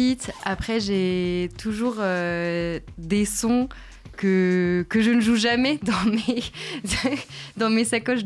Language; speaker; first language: French; native; French